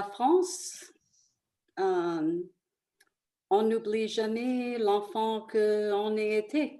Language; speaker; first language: French; early bilingual, other home language; Italian